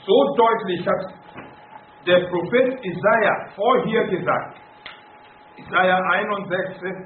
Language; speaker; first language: German; non-native, fluent; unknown